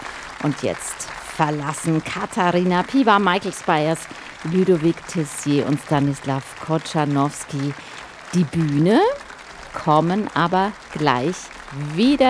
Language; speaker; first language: German; native; German